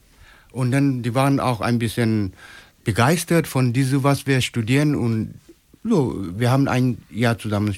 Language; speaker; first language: German; non-native, learner; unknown